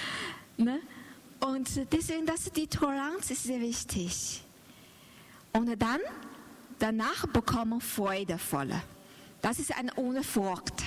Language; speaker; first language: German; non-native, learner; Chinese